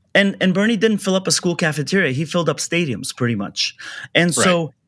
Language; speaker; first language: English; early bilingual, other home language; Persian